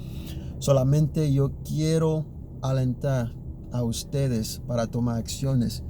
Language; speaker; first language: Spanish; early bilingual, other home language; Haitian Creole